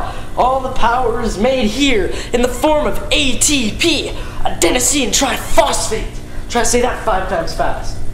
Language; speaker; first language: English; native; English